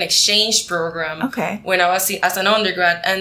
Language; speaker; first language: English; non-native, fluent; Spanish